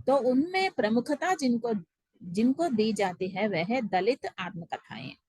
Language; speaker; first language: Hindi; non-native, local second language; Telugu